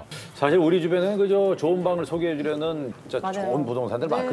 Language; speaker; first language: Korean; native; Korean